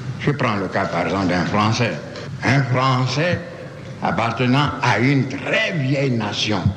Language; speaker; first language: French; non-native, local second language; Baoulé